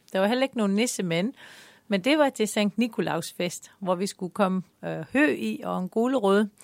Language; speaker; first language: Danish; non-native, fluent; Dutch